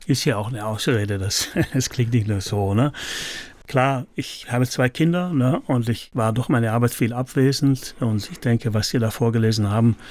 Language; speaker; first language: German; native; German